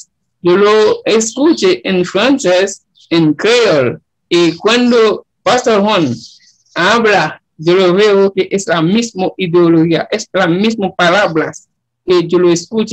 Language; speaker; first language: Spanish; non-native, learner; Haitian Creole